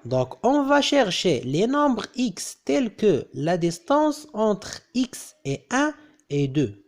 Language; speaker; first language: French; non-native, local second language; Arabic